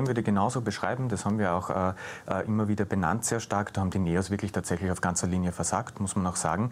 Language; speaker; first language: German; native; German